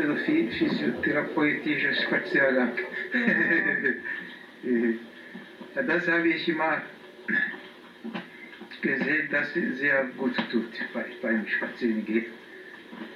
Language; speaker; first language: German; non-native, learner; Kinyarwanda